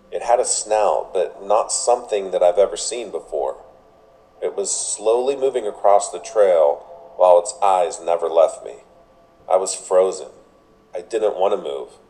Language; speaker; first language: English; native; English